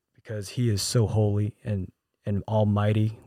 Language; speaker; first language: English; early bilingual, other home language; Korean